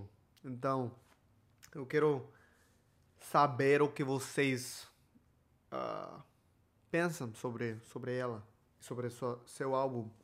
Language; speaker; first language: Portuguese; non-native, fluent; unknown